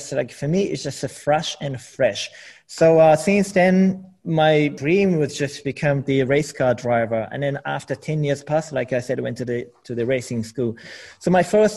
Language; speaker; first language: English; non-native, fluent; Japanese